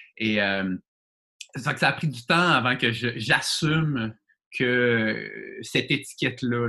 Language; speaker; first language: French; native; French